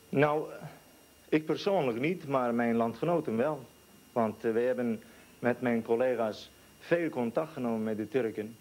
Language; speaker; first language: Dutch; non-native, learner; Turkish